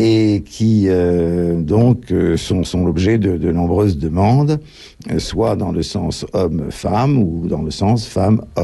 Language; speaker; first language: French; native; French